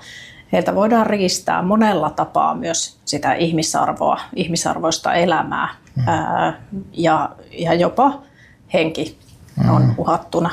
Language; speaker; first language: Finnish; native; Finnish